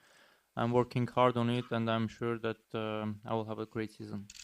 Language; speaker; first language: English; non-native, fluent; Armenian